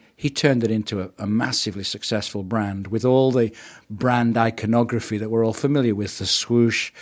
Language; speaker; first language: English; native; English